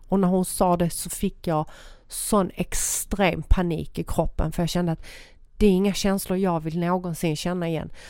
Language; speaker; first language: Swedish; early bilingual, other home language; Persian